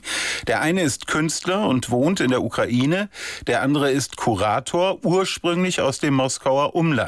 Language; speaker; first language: German; native; German